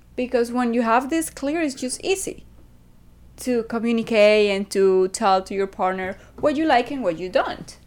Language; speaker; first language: English; non-native, fluent; Spanish